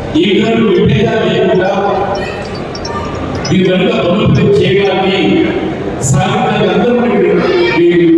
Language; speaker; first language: Telugu; native; Telugu